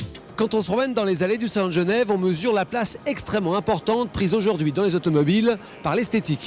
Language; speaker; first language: French; native; French